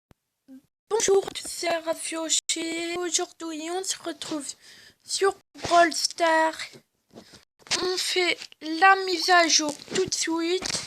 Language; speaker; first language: French; native; French